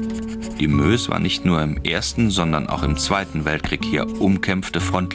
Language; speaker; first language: German; native; German